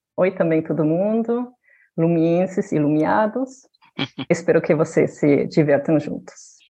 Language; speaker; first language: Portuguese; non-native, fluent; German